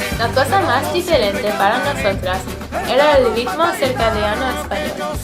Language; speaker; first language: Spanish; non-native, learner; English